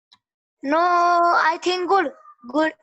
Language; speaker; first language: English; non-native, learner; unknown